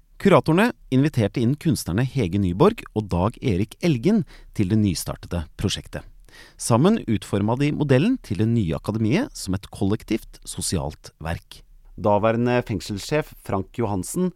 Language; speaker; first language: Norwegian; native; Norwegian